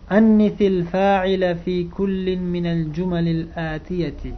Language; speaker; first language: Arabic; non-native, fluent; Uzbek